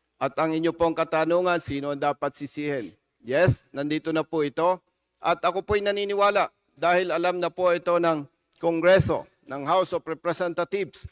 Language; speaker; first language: Filipino; native; Filipino